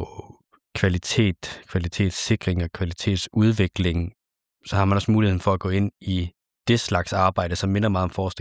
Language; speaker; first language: Danish; native; Danish